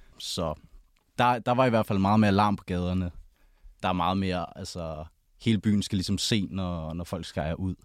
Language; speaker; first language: Danish; native; Danish